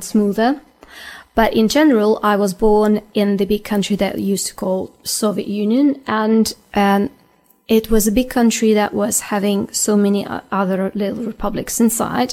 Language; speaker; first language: English; non-native, fluent; Ukrainian